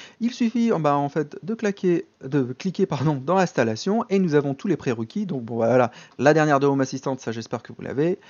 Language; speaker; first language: French; native; French